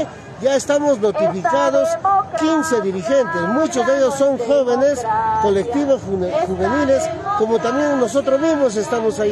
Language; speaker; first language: Spanish; native; Spanish